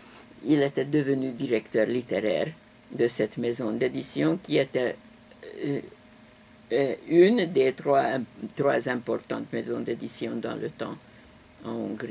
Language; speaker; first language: French; non-native, fluent; Hungarian